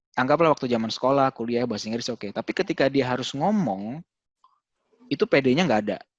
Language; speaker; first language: Indonesian; native; Indonesian